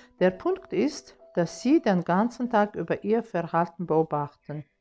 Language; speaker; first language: German; non-native, fluent; Russian